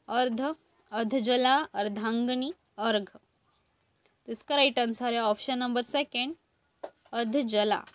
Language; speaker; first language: Hindi; native; Hindi